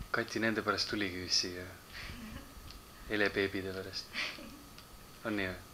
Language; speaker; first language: Estonian; native; Estonian